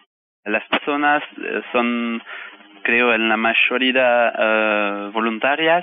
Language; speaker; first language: Spanish; non-native, fluent; French